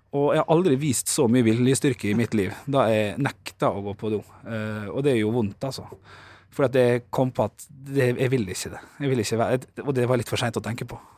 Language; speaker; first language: Norwegian; native; Norwegian